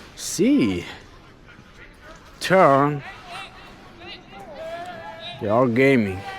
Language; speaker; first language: English; non-native, learner; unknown